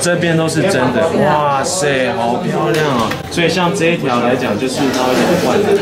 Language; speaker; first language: Chinese; native; Chinese